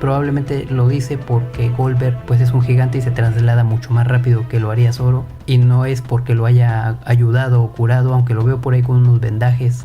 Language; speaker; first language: Spanish; native; Spanish